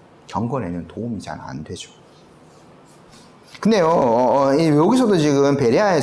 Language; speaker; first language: Korean; native; Korean